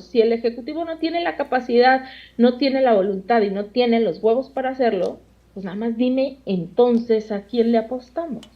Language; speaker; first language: Spanish; native; Spanish